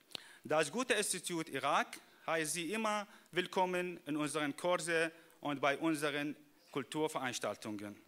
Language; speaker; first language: German; non-native, fluent; Arabic